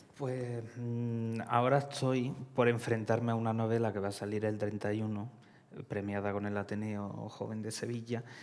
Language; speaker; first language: Spanish; early bilingual, other home language; Ukrainian